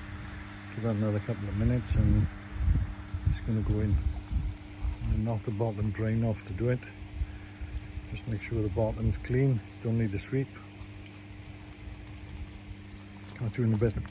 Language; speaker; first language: English; native; English